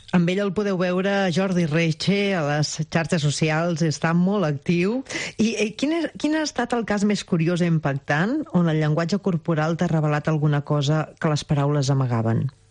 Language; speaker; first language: Catalan; native; Catalan